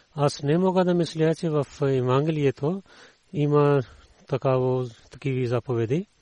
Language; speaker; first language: Bulgarian; non-native, learner; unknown